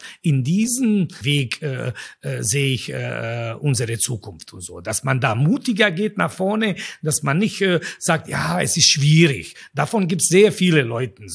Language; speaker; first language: German; non-native, fluent; Croatian